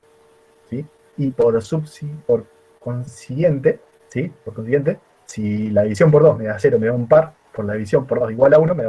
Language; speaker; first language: Spanish; native; Spanish